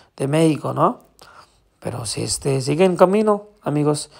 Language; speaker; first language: Spanish; non-native, learner; Urdu